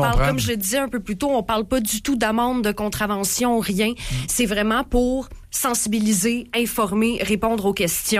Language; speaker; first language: French; native; French